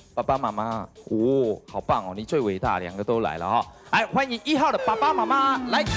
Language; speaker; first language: Chinese; native; Chinese